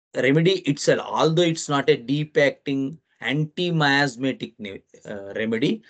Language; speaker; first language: English; non-native, local second language; Telugu